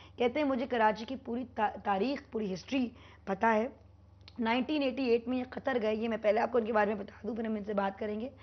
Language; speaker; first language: Urdu; native; Urdu